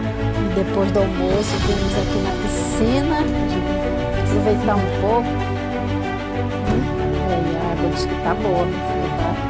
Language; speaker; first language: Portuguese; native; Portuguese